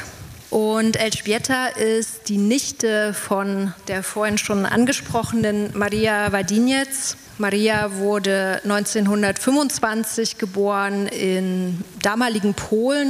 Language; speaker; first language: German; native; German